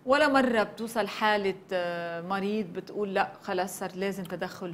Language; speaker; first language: Arabic; native; Arabic